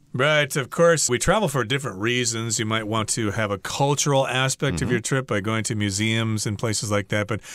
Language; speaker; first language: English; native; English